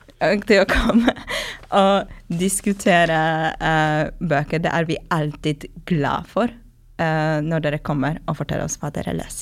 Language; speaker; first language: Norwegian; non-native, fluent; Polish